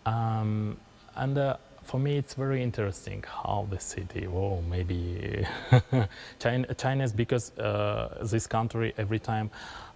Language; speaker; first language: English; non-native, learner; Kazakh